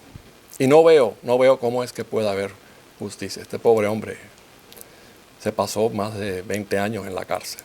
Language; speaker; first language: Spanish; native; Spanish